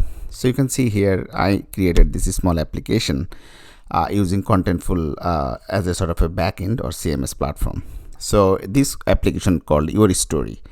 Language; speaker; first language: English; non-native, fluent; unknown